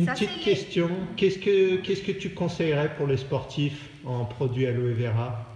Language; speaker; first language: French; native; French